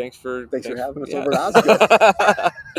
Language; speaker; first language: English; native; English